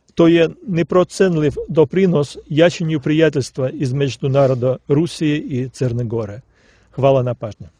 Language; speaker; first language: Serbian; non-native, fluent; Russian